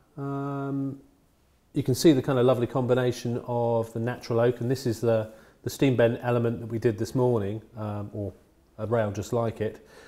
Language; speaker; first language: English; native; English